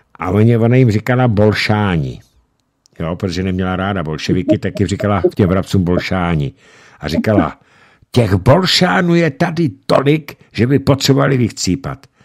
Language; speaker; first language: Czech; native; Czech